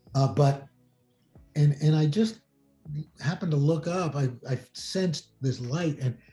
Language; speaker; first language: English; native; English